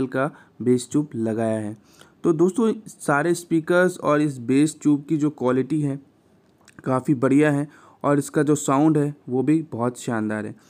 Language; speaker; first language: Hindi; native; Hindi